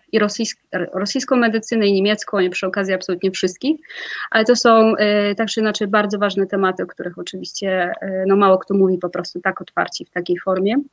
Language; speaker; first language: Polish; non-native, fluent; Russian